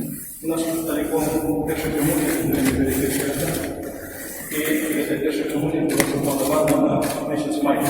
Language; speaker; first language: Polish; non-native, fluent; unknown